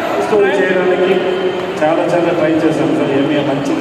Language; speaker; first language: Telugu; non-native, learner; Tamil